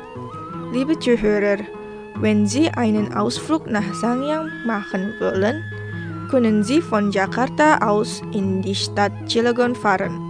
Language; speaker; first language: German; non-native, fluent; Indonesian